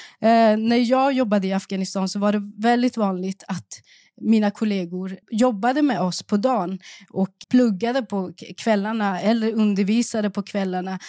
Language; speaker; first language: Swedish; early bilingual, other home language; Persian